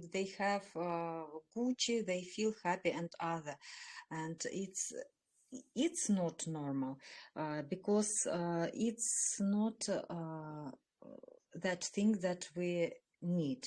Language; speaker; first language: English; non-native, learner; Russian